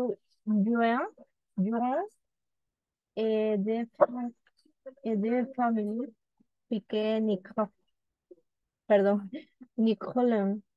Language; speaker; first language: French; non-native, learner; Spanish